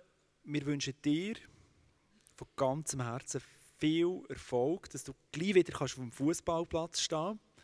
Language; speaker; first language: German; native; German